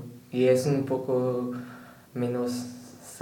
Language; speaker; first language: Spanish; non-native, learner; French